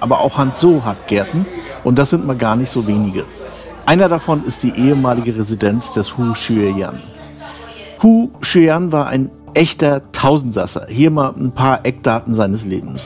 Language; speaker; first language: German; native; German